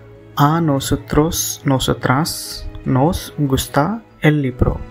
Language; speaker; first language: Spanish; non-native, fluent; Telugu